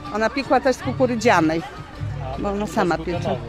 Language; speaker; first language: Polish; native; Polish